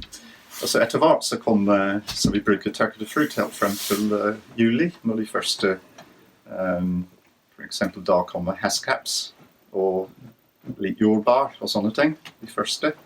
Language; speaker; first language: Norwegian; non-native, fluent; English